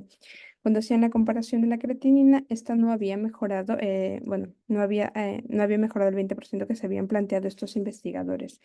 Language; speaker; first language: Spanish; native; Spanish